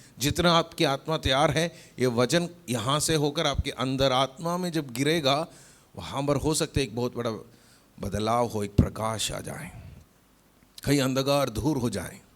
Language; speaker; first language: Hindi; non-native, local second language; Malayalam